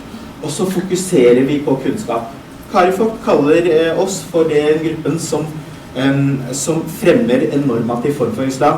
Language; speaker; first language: Norwegian; early bilingual, other home language; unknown